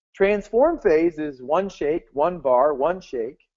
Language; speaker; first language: English; native; English